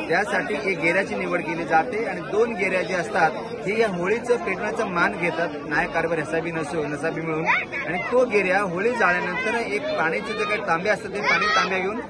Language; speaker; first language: Marathi; non-native, local second language; Lambadi